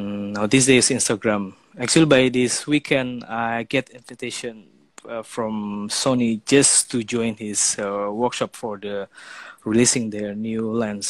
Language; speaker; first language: English; non-native, fluent; Indonesian